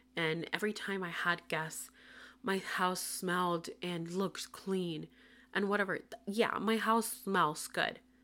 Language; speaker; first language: English; non-native, local second language; Spanish